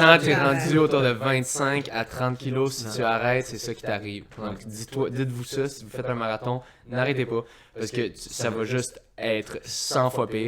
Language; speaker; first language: French; native; French